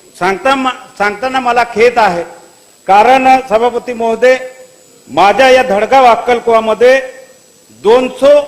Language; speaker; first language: Marathi; non-native, local second language; Bhili